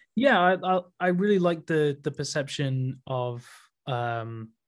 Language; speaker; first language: English; native; English